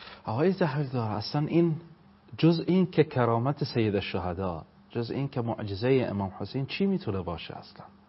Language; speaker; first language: Persian; non-native, fluent; Arabic